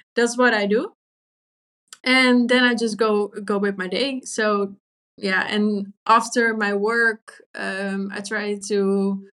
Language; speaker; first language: English; non-native, fluent; Dutch